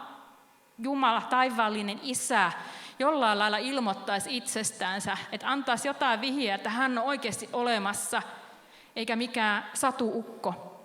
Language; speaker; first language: Finnish; native; Finnish